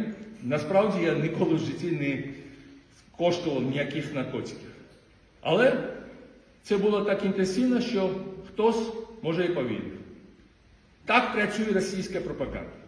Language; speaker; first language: Ukrainian; non-native, fluent; Georgian